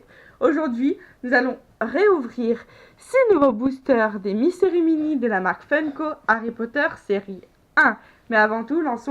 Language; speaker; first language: French; native; French